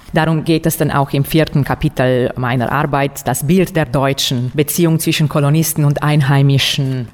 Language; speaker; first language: German; non-native, local second language; Romanian